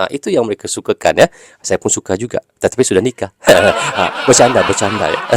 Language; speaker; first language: Malay; native; Malay